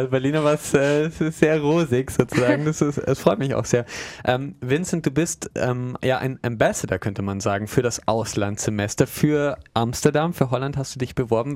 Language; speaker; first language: German; native; German